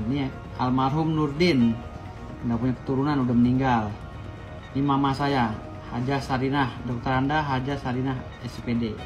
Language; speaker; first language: Indonesian; native; Indonesian